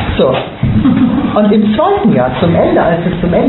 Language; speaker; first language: German; native; German